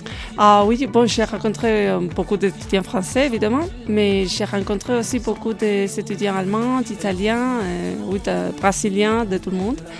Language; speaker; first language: French; non-native, fluent; Spanish